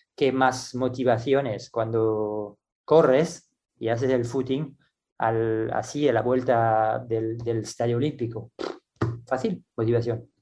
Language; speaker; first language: Spanish; non-native, fluent; French